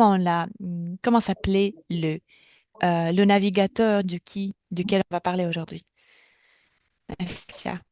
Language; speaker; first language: French; non-native, fluent; Russian